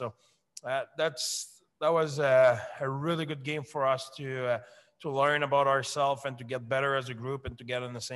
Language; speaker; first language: English; non-native, fluent; French